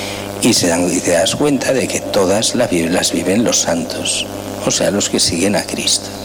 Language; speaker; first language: Spanish; native; Spanish